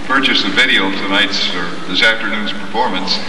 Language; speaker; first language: English; native; English